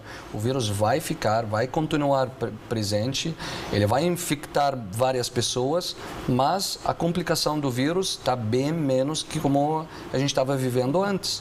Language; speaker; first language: Portuguese; non-native, fluent; Arabic